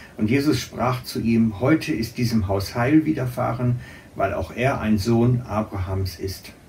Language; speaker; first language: German; native; German